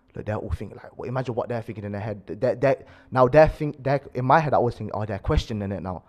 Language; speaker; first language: English; native; English